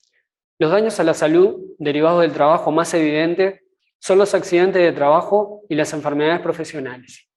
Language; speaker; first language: Spanish; native; Spanish